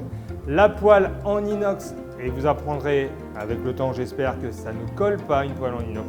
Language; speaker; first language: French; native; French